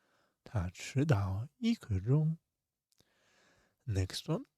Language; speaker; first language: Chinese; non-native, fluent; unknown